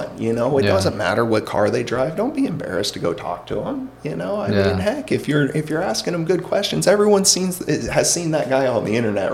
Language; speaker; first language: English; native; English